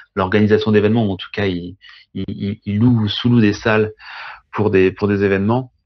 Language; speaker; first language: French; native; French